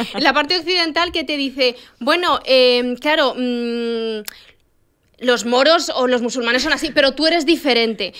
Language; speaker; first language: Spanish; early bilingual, other home language; Arabic